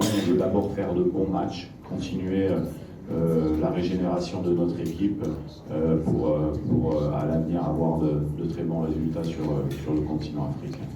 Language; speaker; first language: French; native; French